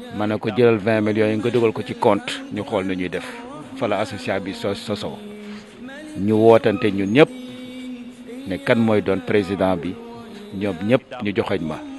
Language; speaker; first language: Wolof; native; Wolof